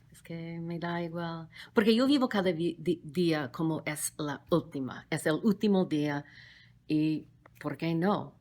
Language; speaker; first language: Spanish; non-native, fluent; English